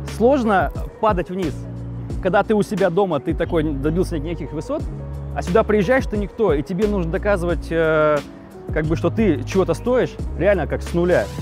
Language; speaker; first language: Russian; native; Russian